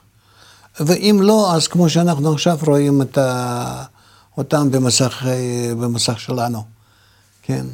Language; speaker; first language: Hebrew; non-native, fluent; Russian